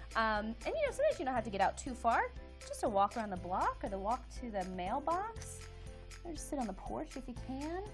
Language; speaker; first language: English; native; English